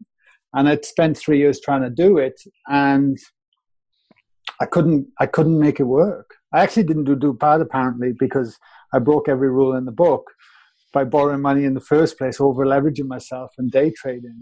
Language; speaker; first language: English; native; English